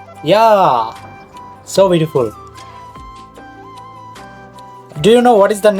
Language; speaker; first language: English; non-native, fluent; Bangla